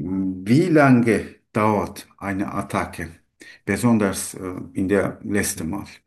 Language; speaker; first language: German; non-native, learner; Turkish